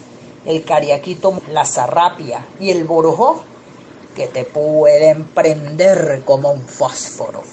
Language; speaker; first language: Spanish; native; Spanish